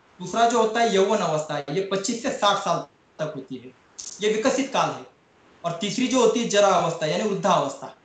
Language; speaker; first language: Hindi; non-native, local second language; Marathi